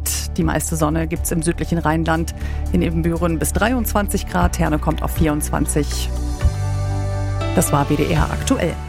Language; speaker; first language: German; native; German